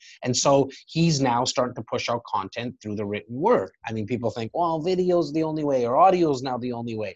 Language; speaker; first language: English; native; English